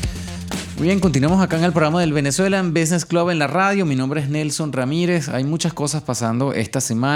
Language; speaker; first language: Spanish; native; Spanish